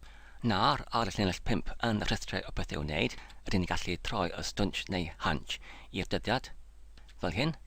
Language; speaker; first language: Welsh; non-native, learner; English